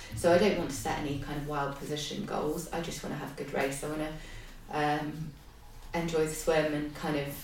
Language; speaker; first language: English; native; English